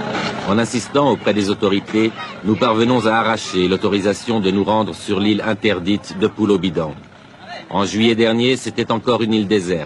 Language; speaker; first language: French; native; French